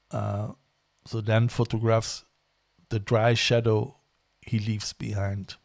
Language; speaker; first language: English; non-native, fluent; German